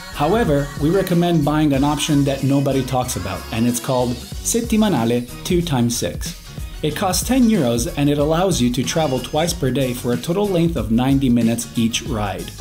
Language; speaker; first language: English; non-native, fluent; Italian